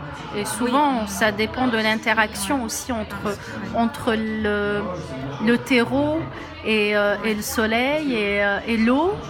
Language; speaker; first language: French; native; French